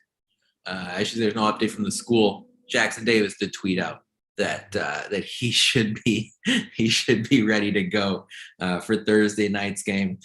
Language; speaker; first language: English; native; English